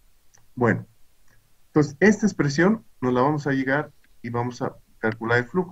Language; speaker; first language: Spanish; native; Spanish